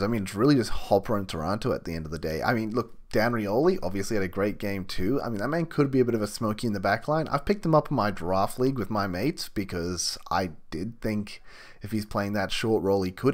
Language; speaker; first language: English; native; English